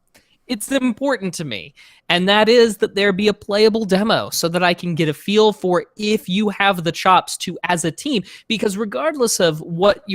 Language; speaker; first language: English; native; English